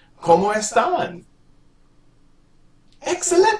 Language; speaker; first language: Spanish; non-native, fluent; English